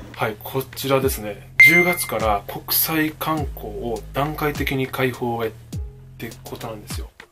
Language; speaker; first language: Japanese; native; Japanese